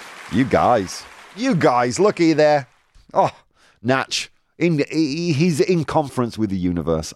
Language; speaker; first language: English; native; English